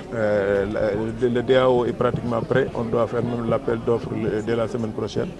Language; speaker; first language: French; non-native, local second language; Wolof